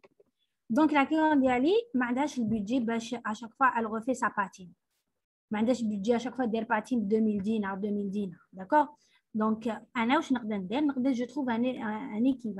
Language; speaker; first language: French; non-native, local second language; Arabic